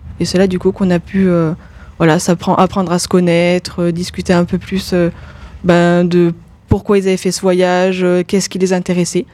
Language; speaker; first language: French; native; French